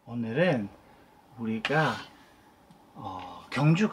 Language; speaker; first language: Korean; non-native, fluent; Polish